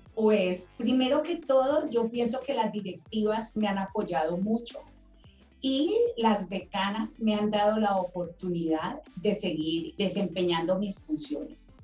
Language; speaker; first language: Spanish; native; Spanish